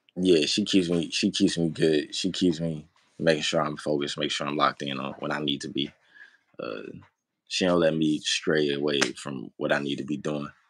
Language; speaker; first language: English; native; English